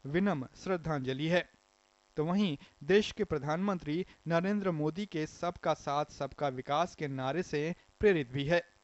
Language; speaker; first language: Hindi; non-native, local second language; Marathi